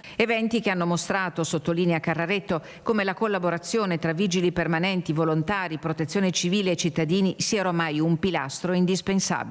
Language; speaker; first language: Italian; native; Italian